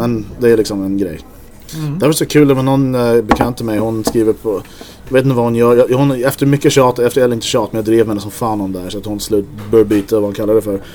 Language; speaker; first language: Swedish; native; Swedish